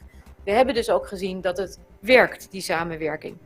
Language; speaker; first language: Dutch; native; Dutch